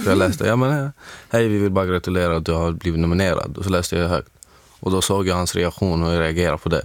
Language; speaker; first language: Swedish; non-native, fluent; Arabic